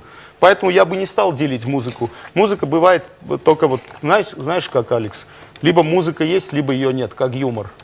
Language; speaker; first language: Russian; non-native, local second language; Armenian